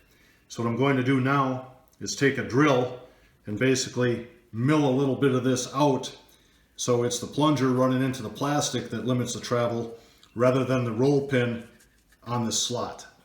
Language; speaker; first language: English; native; English